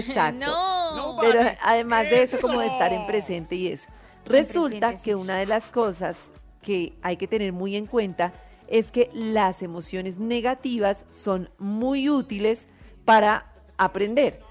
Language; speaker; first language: Spanish; native; Spanish